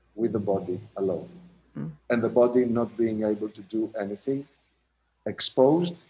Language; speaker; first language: English; non-native, fluent; Greek